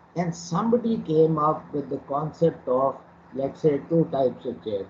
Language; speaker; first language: English; non-native, local second language; Urdu